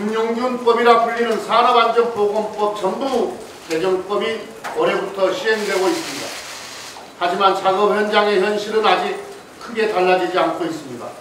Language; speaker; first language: Korean; native; Korean